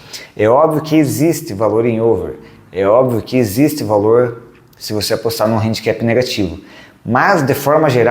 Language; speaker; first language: Portuguese; native; Portuguese